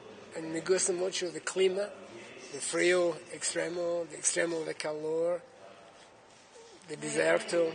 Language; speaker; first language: Spanish; non-native, learner; English